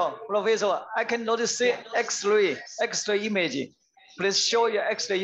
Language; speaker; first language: English; non-native, learner; Chinese